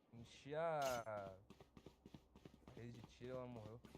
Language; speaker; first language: Portuguese; native; Portuguese